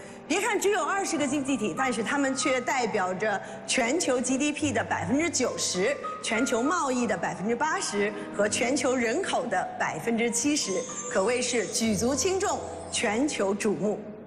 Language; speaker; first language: Chinese; native; Chinese